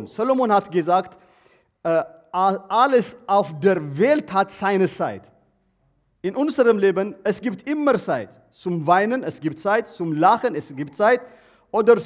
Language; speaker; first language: German; non-native, learner; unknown